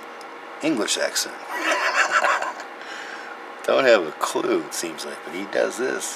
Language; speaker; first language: English; native; English